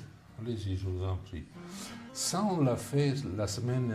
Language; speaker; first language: French; non-native, fluent; Italian